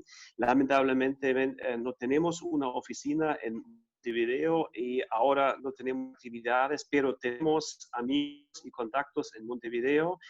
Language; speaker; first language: Spanish; non-native, fluent; German